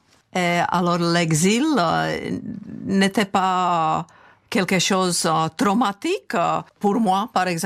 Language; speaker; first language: French; non-native, fluent; Czech